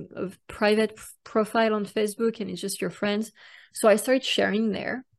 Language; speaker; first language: English; non-native, fluent; French